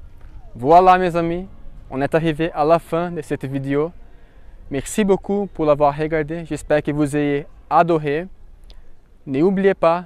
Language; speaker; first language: French; non-native, fluent; Portuguese